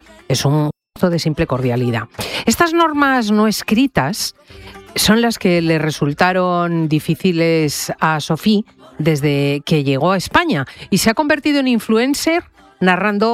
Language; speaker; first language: Spanish; native; Spanish